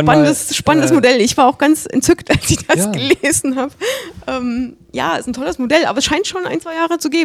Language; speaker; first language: German; native; German